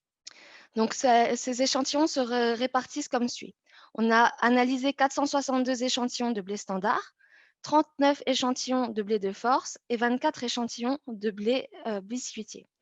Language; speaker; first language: French; native; French